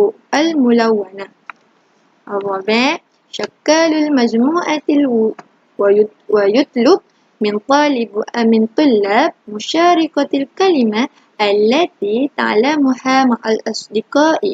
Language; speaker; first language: Arabic; non-native, learner; Malay